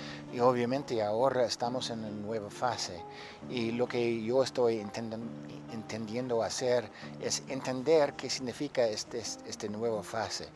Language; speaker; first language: Spanish; non-native, fluent; English